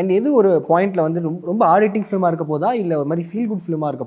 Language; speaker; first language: Tamil; native; Tamil